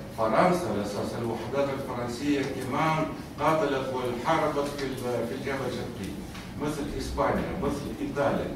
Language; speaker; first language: Arabic; non-native, fluent; Russian